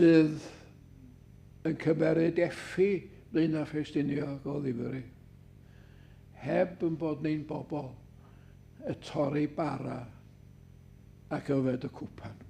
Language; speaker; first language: Welsh; native; Welsh